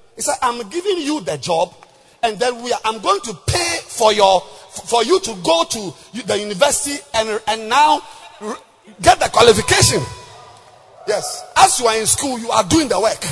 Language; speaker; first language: English; non-native, local second language; Akan